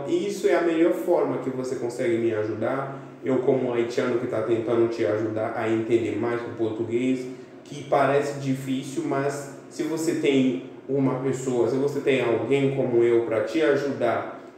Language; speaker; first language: Portuguese; non-native, fluent; Haitian Creole